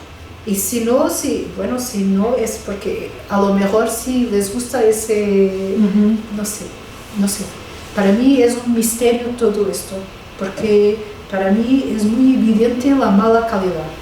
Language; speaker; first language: Spanish; non-native, fluent; Portuguese